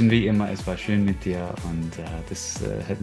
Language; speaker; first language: German; non-native, fluent; English